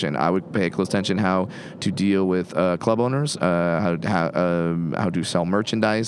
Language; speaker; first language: English; native; English